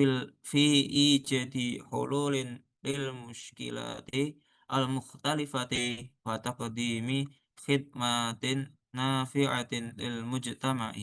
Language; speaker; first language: Arabic; non-native, learner; Indonesian